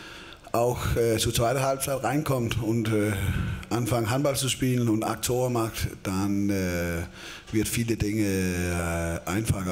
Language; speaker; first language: German; non-native, fluent; Danish